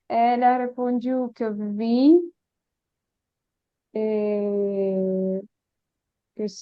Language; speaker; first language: French; non-native, learner; Ukrainian